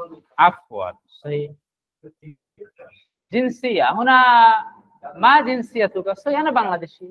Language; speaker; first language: Arabic; non-native, fluent; Bangla